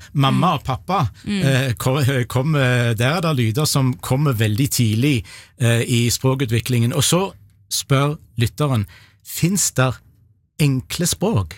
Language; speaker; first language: Norwegian; native; Norwegian